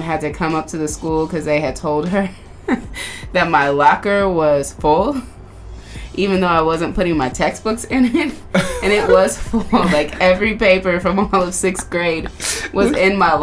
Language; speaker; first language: English; native; English